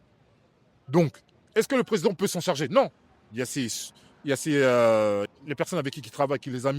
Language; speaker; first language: French; native; French